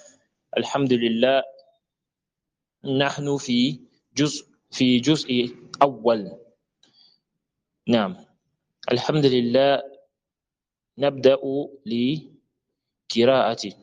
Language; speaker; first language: Arabic; non-native, fluent; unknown